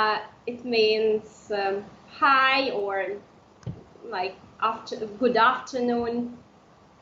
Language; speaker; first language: English; non-native, fluent; Udmurt